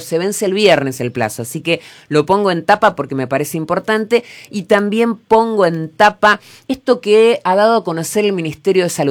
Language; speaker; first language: Spanish; native; Spanish